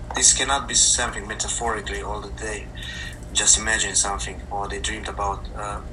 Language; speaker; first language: English; non-native, fluent; Slovenian